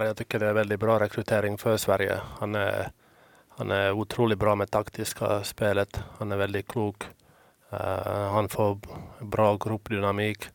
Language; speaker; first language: Swedish; non-native, local second language; Finnish